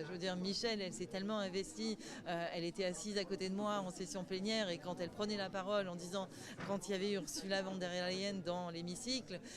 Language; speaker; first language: French; native; French